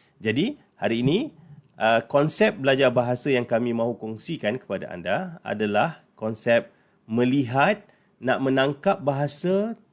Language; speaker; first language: Malay; native; Malay